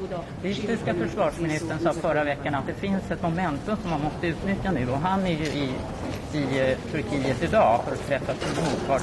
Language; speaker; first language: Swedish; native; Swedish